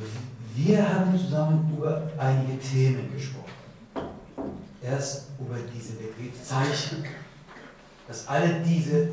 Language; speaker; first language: German; non-native, learner; Persian